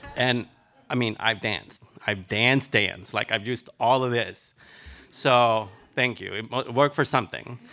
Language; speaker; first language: English; early bilingual, other home language; Spanish